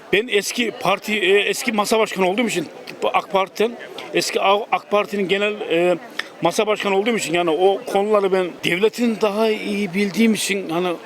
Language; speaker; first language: Turkish; native; Turkish